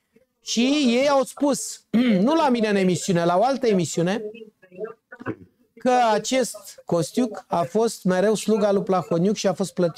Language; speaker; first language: Romanian; native; Romanian